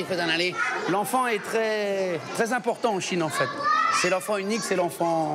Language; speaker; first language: French; native; French